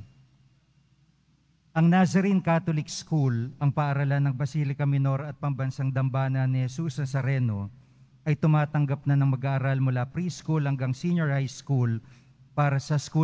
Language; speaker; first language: Filipino; native; Filipino